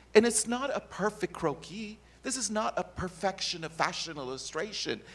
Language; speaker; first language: English; native; English